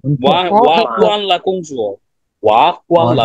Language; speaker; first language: Chinese; non-native, fluent; Bangla